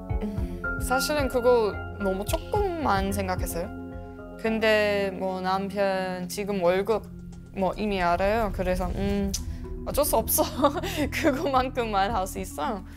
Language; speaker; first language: Korean; non-native, learner; English